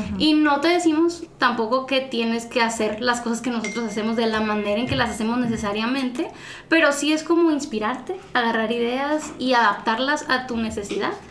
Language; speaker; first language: Spanish; native; Spanish